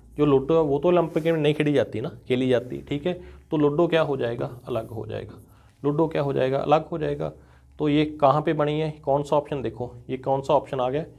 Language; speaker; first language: Hindi; non-native, local second language; Punjabi